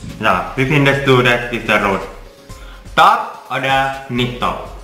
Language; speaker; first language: German; non-native, learner; Indonesian